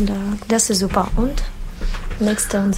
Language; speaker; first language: German; non-native, learner; Russian